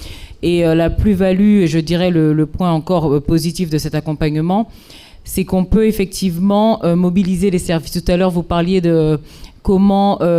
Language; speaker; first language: French; native; French